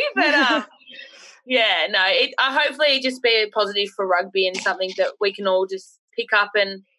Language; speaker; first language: English; native; English